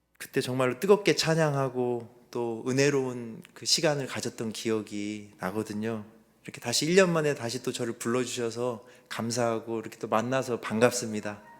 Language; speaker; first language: Korean; native; Korean